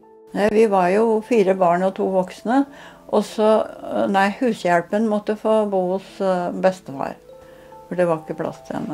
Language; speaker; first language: Norwegian; native; Norwegian